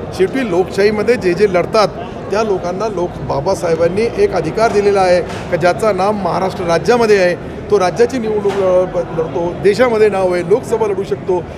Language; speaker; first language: Marathi; non-native, local second language; Urdu